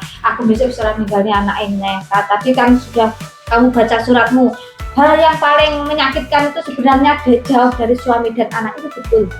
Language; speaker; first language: Indonesian; non-native, local second language; Javanese